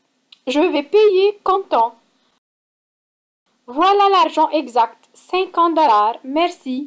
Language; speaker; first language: French; non-native, fluent; English